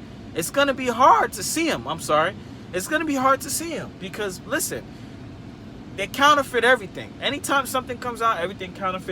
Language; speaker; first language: English; native; English